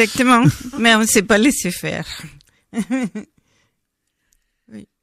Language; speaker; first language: French; non-native, fluent; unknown